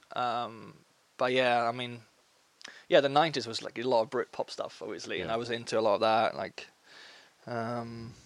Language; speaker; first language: English; non-native, fluent; Swedish